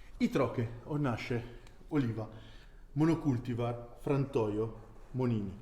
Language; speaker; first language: Polish; non-native, learner; Italian